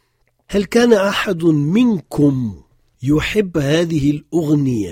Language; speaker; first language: Arabic; non-native, fluent; French